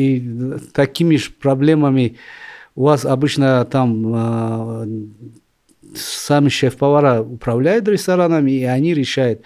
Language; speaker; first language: Russian; non-native, local second language; Tajik